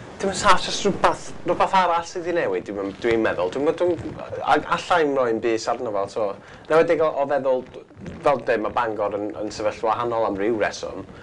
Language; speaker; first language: Welsh; non-native, local second language; English